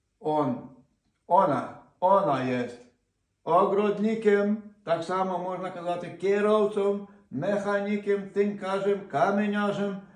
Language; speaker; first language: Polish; non-native, fluent; Ukrainian